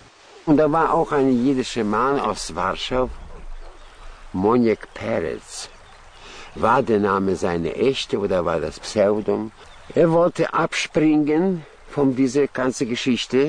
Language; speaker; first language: German; non-native, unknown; Russian